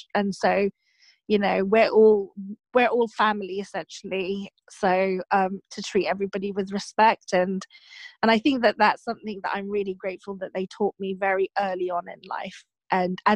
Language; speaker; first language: English; native; English